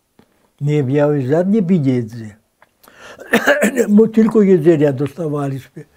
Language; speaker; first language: Polish; non-native, fluent; Greek